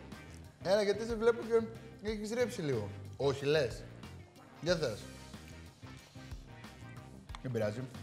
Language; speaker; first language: Greek; native; Greek